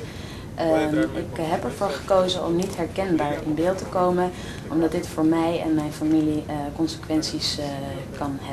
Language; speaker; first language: Dutch; non-native, fluent; Spanish